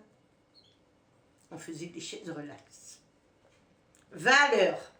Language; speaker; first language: French; native; French